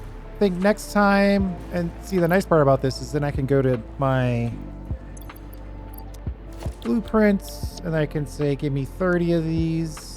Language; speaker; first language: English; native; English